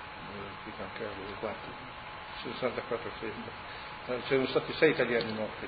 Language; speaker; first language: Italian; early bilingual, heritage; Italian